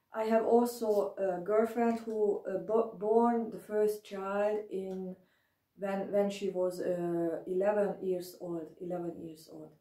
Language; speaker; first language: English; non-native, learner; German